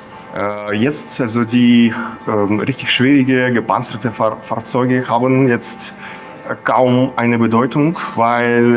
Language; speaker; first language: German; non-native, fluent; Ukrainian